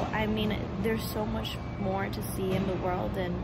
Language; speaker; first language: English; early bilingual, other home language; Spanish